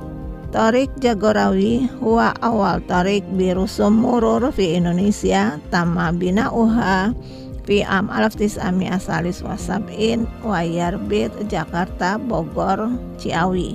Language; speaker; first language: Arabic; non-native, learner; Indonesian